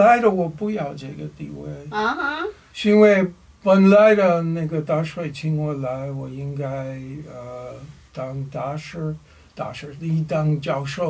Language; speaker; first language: Chinese; non-native, learner; English